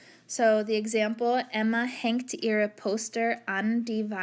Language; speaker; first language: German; non-native, fluent; English